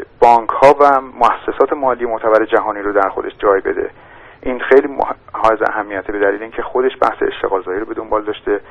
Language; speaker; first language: Persian; native; Persian